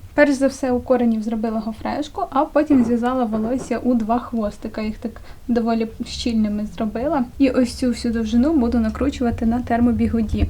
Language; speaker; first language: Ukrainian; non-native, local second language; Russian